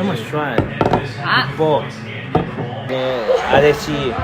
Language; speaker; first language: Korean; non-native, learner; German